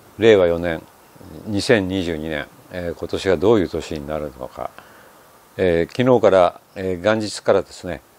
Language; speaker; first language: Japanese; native; Japanese